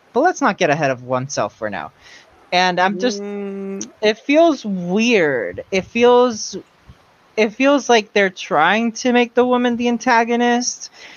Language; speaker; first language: English; non-native, local second language; Spanish